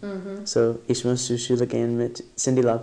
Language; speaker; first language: German; non-native, learner; English